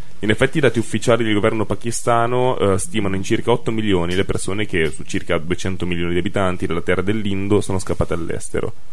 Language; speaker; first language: Italian; native; Italian